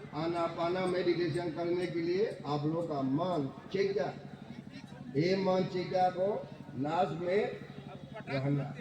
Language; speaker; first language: Hindi; non-native, fluent; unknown